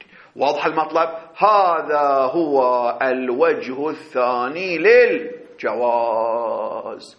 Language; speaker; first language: Arabic; native; Arabic